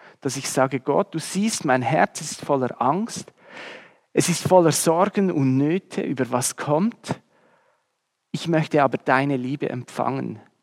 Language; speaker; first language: German; native; German